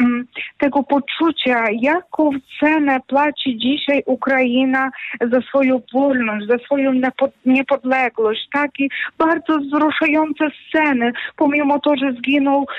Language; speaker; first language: Polish; non-native, fluent; Ukrainian